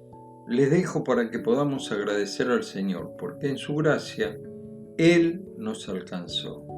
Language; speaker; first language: Spanish; native; Spanish